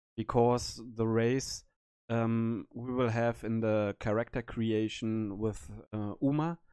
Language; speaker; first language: English; non-native, learner; German